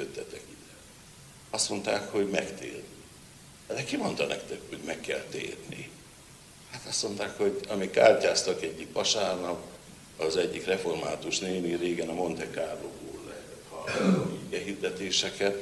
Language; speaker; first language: Hungarian; native; Hungarian